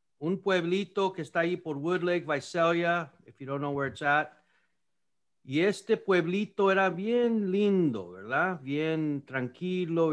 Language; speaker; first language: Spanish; early bilingual, heritage; Spanish